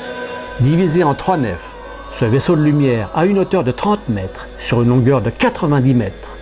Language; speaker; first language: French; native; French